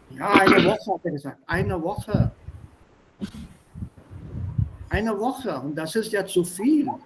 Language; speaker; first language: German; non-native, fluent; Hindi